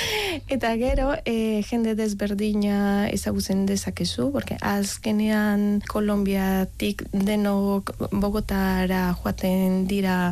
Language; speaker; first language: Basque; non-native, learner; Spanish